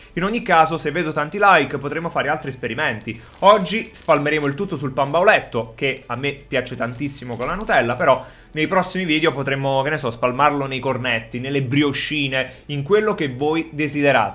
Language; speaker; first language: Italian; native; Italian